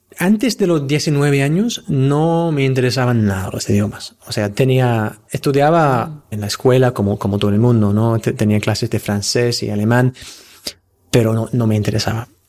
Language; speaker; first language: Spanish; non-native, fluent; English